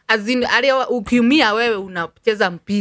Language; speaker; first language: Swahili; non-native, local second language; Kikuyu